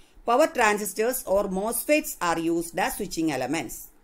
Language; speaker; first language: English; non-native, local second language; Malayalam